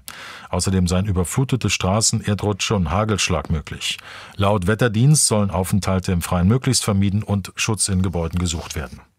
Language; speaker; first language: German; native; German